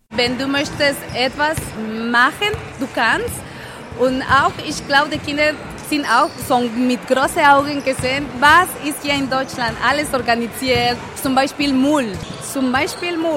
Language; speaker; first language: German; non-native, learner; Spanish